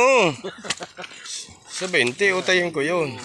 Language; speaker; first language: Filipino; native; Filipino